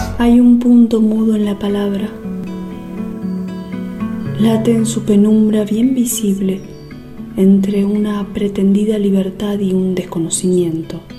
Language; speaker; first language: Spanish; native; Spanish